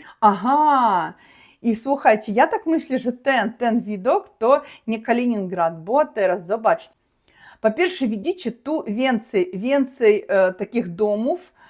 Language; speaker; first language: Polish; non-native, learner; Russian